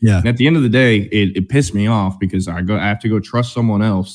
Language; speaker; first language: English; native; English